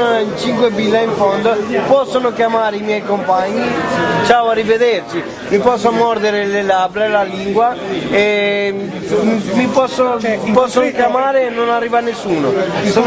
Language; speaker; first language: Italian; non-native, fluent; Albanian